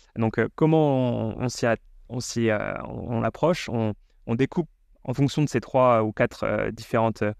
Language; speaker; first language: French; native; French